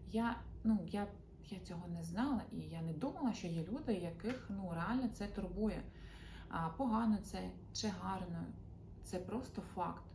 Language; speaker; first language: Ukrainian; non-native, local second language; Russian